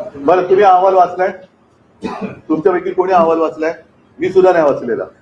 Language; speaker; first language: Marathi; native; Marathi